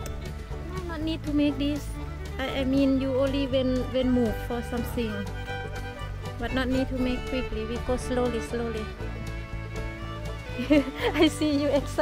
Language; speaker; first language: English; non-native, learner; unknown